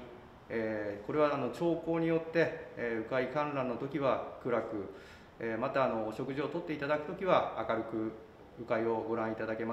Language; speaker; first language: Japanese; native; Japanese